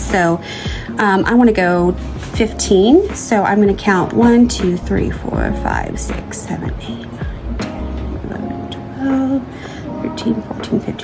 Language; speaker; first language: English; native; English